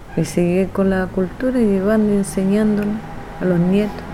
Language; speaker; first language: Spanish; non-native, local second language; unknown